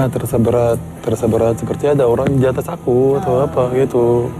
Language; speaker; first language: Indonesian; non-native, fluent; English